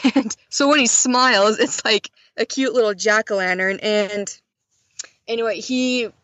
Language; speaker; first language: English; native; English